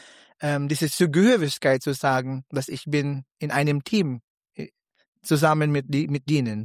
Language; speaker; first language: German; non-native, learner; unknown